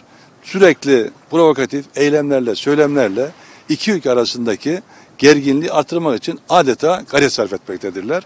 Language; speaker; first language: Turkish; native; Turkish